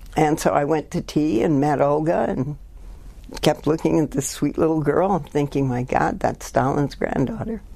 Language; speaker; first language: English; native; English